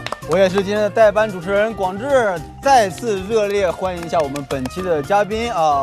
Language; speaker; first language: Chinese; native; Chinese